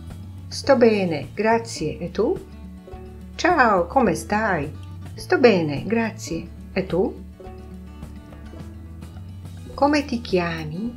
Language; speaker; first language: Italian; non-native, fluent; Polish